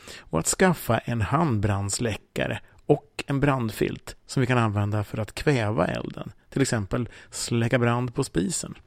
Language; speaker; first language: Swedish; native; Swedish